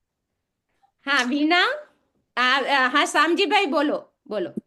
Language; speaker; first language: Hindi; native; Hindi